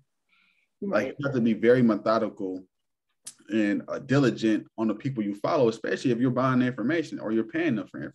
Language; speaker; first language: English; native; English